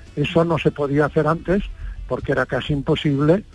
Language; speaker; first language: Spanish; native; Spanish